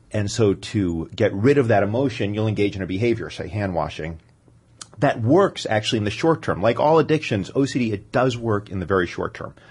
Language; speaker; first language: English; native; English